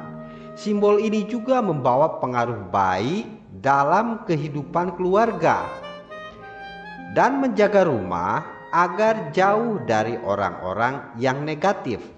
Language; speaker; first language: Indonesian; native; Indonesian